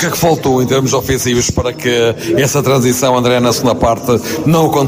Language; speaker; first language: Portuguese; native; Portuguese